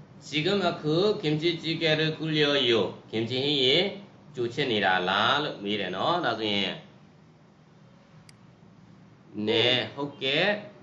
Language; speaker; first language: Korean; non-native, fluent; Burmese